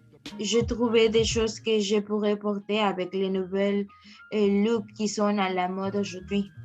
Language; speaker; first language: French; non-native, learner; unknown